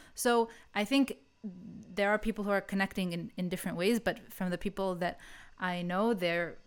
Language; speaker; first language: English; native; English